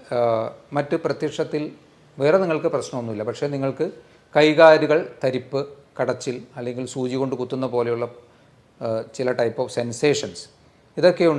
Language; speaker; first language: Malayalam; native; Malayalam